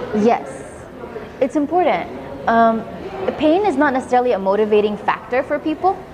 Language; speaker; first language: English; early bilingual, other home language; Arabic